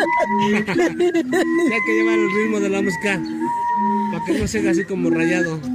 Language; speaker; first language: Spanish; native; Spanish